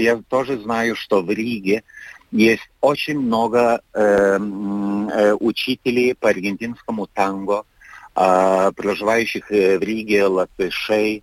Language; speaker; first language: Russian; non-native, fluent; Lithuanian